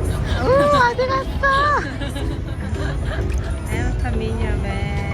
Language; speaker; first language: Korean; non-native, learner; Mongolian